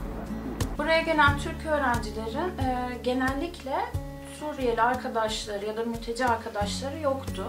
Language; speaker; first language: Turkish; native; Turkish